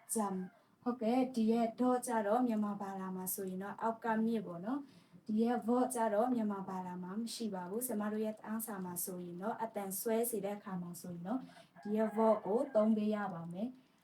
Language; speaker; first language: Burmese; non-native, local second language; Shwe Palaung